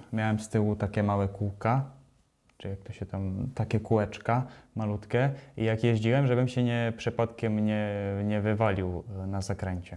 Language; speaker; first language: Polish; non-native, fluent; Ukrainian